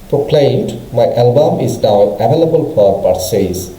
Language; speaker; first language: English; non-native, local second language; Bangla